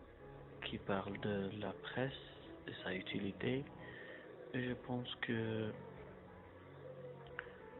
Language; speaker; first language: French; non-native, learner; Arabic